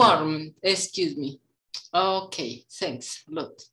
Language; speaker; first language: English; non-native, learner; Spanish